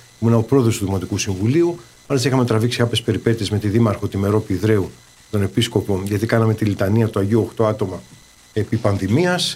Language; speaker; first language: Greek; early bilingual, heritage; Greek